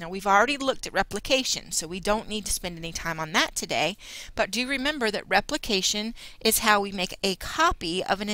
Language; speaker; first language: English; native; English